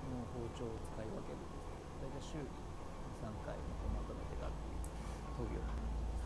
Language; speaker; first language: Japanese; native; Japanese